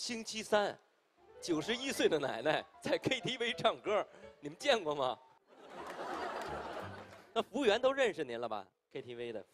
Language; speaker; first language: Chinese; native; Chinese